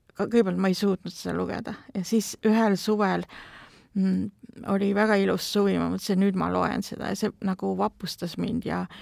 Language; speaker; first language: Estonian; native; Estonian